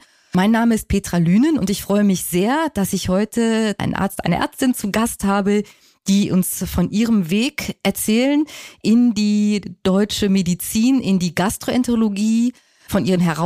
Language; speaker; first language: German; native; German